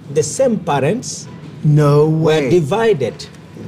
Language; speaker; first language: English; non-native, local second language; Kinyarwanda